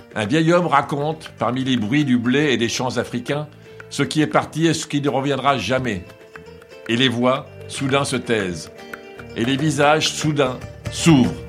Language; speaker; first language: French; non-native, fluent; Portuguese